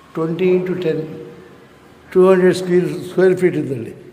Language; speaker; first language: English; non-native, local second language; Telugu